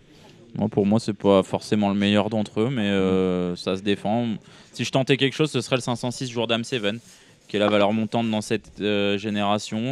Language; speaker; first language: French; native; French